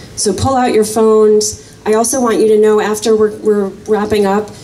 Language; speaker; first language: English; native; English